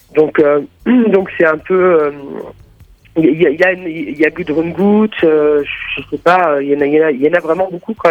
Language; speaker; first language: French; native; French